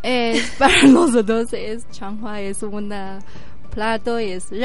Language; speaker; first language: Spanish; non-native, learner; Chinese